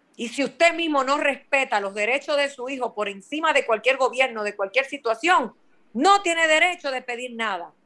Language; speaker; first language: Spanish; native; Spanish